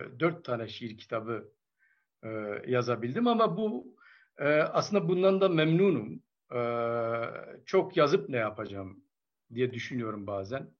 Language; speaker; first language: Turkish; non-native, local second language; Kurdish